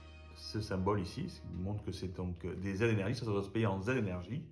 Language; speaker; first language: French; native; French